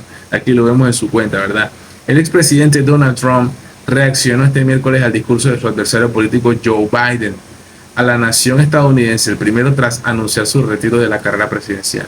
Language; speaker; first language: Spanish; native; Spanish